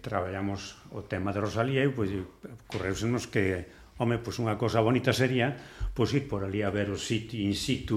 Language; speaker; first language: Galician; native; Galician